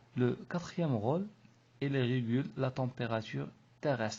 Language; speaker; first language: French; non-native, local second language; Arabic